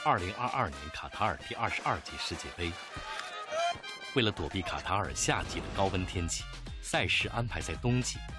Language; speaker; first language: Chinese; native; Chinese